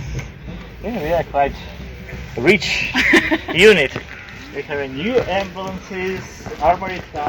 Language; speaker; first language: English; non-native, learner; Ukrainian